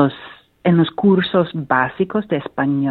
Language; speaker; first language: Spanish; non-native, fluent; English